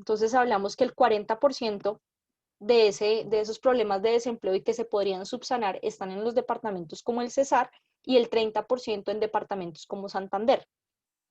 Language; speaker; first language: Spanish; native; Spanish